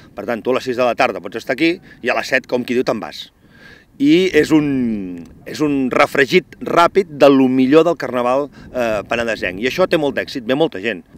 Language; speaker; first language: Catalan; native; Catalan